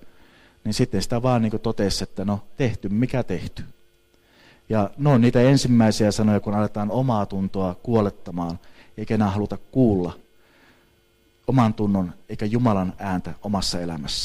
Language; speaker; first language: Finnish; native; Finnish